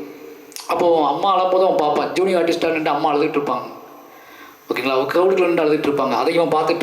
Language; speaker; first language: Tamil; native; Tamil